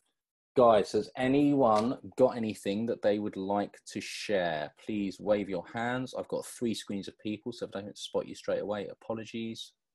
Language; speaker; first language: English; native; English